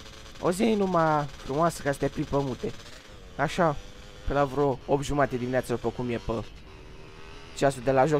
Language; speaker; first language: Romanian; native; Romanian